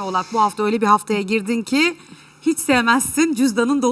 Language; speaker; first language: Turkish; native; Turkish